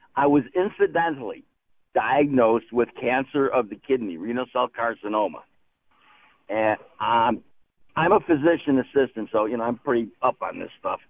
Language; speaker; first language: English; native; English